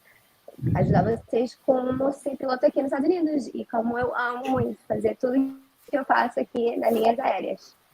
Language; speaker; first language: Portuguese; early bilingual, heritage; Portuguese